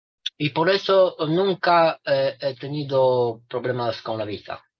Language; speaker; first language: Spanish; non-native, fluent; Romanian